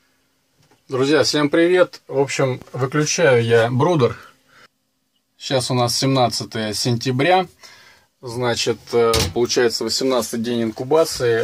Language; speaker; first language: Russian; native; Russian